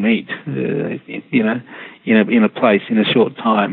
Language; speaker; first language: English; native; English